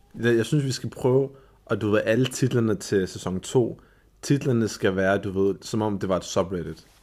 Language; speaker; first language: Danish; early bilingual, other home language; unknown